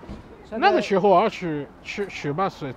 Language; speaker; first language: Chinese; non-native, fluent; Japanese